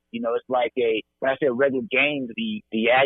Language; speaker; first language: English; native; English